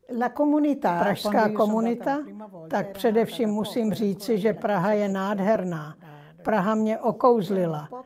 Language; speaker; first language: Czech; non-native, fluent; Italian